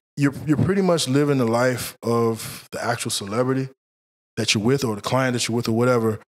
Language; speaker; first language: English; native; English